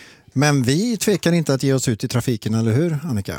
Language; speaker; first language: Swedish; native; Swedish